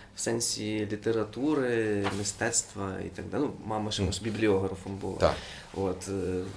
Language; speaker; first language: Ukrainian; native; Ukrainian